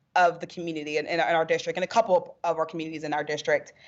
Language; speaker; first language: English; native; English